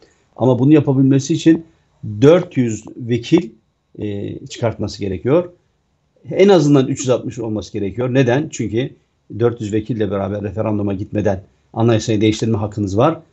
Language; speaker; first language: Turkish; native; Turkish